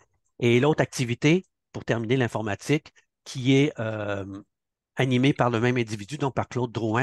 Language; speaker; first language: French; native; French